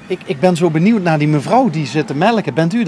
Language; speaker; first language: Dutch; native; Dutch